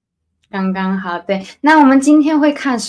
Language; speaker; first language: Chinese; non-native, fluent; Spanish